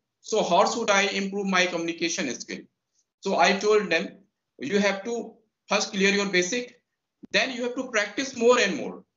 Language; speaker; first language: English; non-native, local second language; Hindi